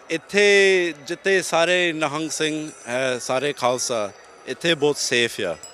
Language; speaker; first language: Punjabi; non-native, learner; English